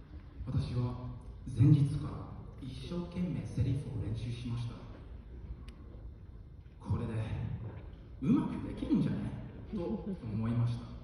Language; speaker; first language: Japanese; non-native, fluent; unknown